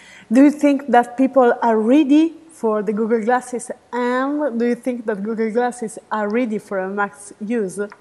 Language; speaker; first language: English; non-native, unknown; Italian